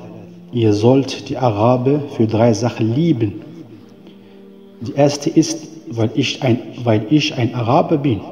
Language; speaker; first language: German; non-native, fluent; Arabic